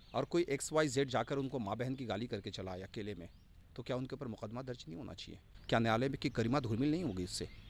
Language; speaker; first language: Hindi; native; Hindi